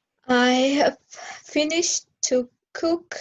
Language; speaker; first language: English; non-native, learner; Spanish